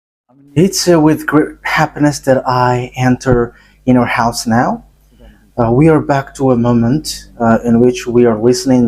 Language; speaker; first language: English; non-native, fluent; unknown